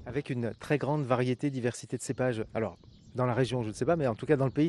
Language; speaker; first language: French; non-native, fluent; Croatian